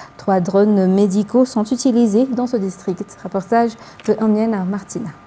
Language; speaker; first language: French; non-native, local second language; Malagasy